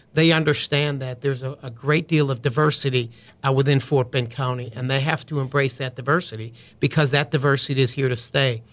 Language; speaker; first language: English; native; English